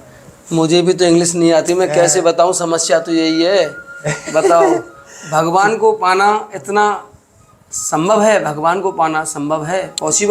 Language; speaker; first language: Hindi; native; Hindi